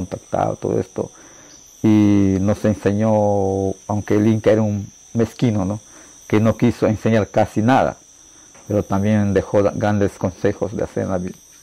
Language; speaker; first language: Spanish; non-native, local second language; Shipibo-Conibo